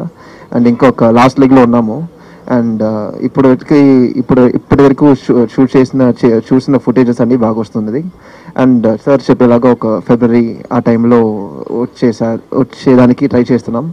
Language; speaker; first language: Telugu; non-native, learner; Tamil